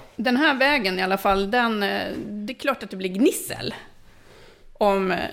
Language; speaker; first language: Swedish; early bilingual, other home language; Finnish